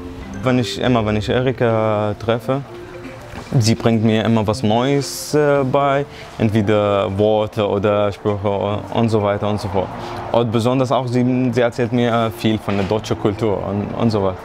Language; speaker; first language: German; non-native, fluent; Arabic